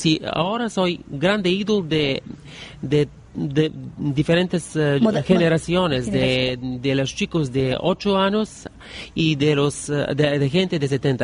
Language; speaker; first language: Spanish; non-native, learner; Bulgarian